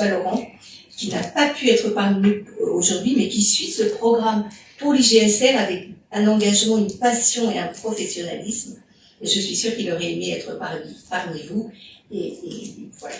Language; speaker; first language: French; native; French